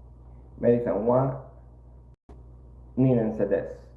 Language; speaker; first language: Japanese; non-native, learner; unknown